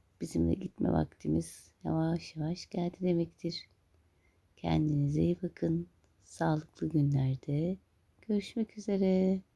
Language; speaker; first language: Turkish; native; Turkish